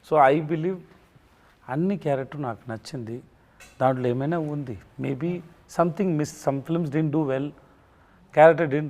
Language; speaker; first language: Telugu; non-native, learner; Tamil